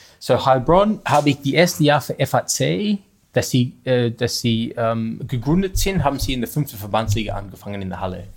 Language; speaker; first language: German; non-native, learner; English